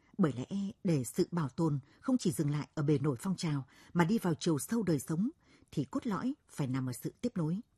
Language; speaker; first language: Vietnamese; native; Vietnamese